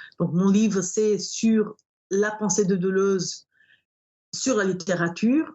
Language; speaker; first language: French; non-native, fluent; Portuguese